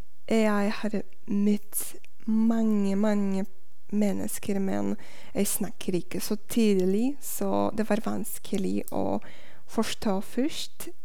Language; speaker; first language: Norwegian; non-native, learner; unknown